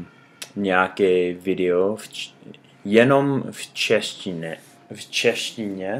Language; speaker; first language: Czech; non-native, learner; English